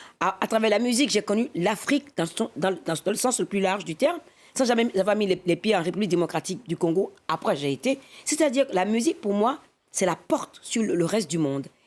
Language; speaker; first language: French; non-native, local second language; Fon